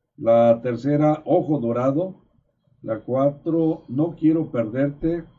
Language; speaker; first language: Spanish; native; Spanish